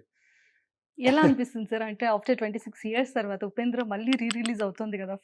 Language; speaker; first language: Telugu; native; Telugu